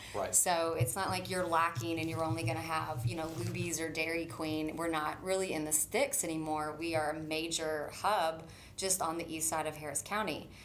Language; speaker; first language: English; native; English